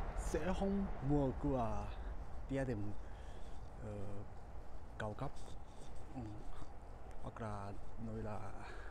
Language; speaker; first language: Vietnamese; non-native, learner; Japanese